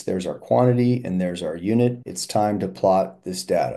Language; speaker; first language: English; native; English